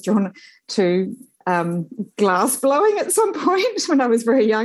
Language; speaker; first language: English; native; English